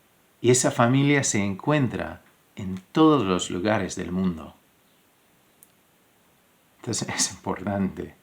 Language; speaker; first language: Spanish; non-native, fluent; English